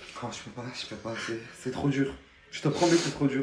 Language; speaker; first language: French; native; French